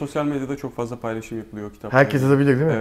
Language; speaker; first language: Turkish; native; Turkish